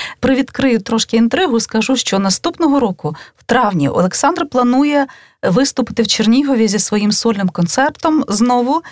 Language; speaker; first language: Ukrainian; native; Ukrainian